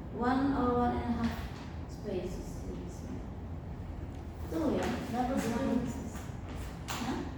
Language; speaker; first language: English; non-native, fluent; Indonesian